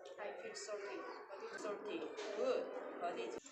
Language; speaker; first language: English; non-native, learner; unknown